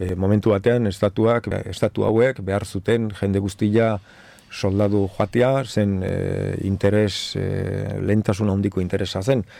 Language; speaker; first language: Basque; non-native, local second language; Spanish